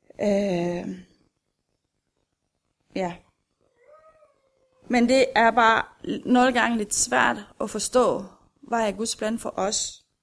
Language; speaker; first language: Danish; non-native, fluent; Romanian